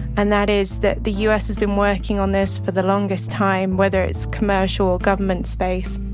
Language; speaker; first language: English; native; English